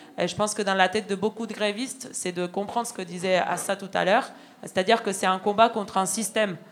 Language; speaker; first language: French; non-native, fluent; Spanish